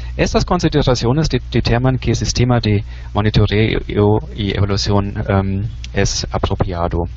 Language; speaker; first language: Spanish; non-native, fluent; German